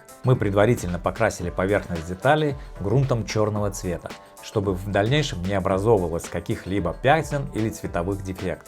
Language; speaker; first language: Russian; native; Russian